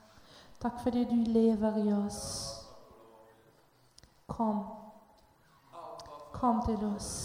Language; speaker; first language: Norwegian; non-native, learner; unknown